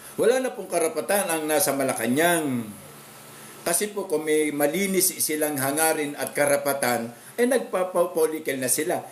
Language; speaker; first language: Filipino; non-native, local second language; Cebuano